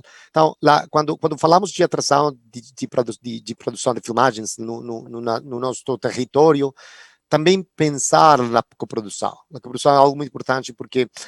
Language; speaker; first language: Portuguese; non-native, fluent; Spanish